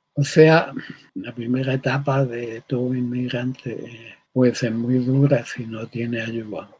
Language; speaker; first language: Spanish; early bilingual, other home language; German